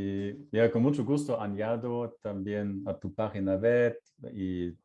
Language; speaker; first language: Spanish; non-native, fluent; German